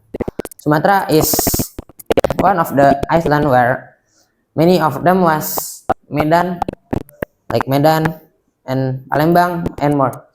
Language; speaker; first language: English; non-native, local second language; Indonesian